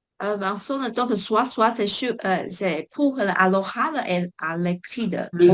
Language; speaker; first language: French; non-native, fluent; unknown